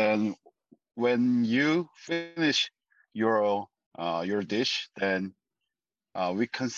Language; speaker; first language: English; non-native, fluent; Korean